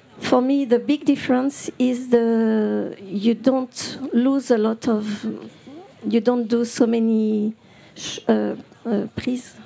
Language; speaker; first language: English; non-native, learner; French